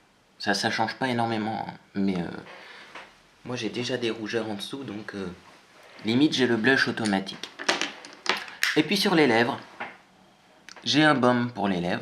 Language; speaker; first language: French; native; French